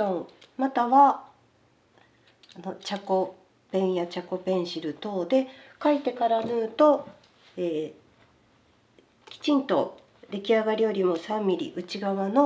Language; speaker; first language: Japanese; native; Japanese